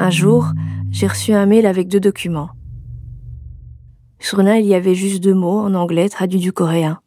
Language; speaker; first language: French; native; French